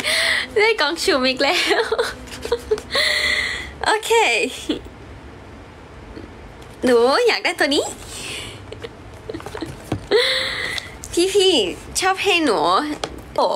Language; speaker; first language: Thai; native; Thai